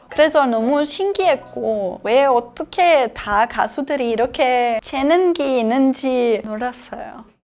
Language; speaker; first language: Korean; non-native, fluent; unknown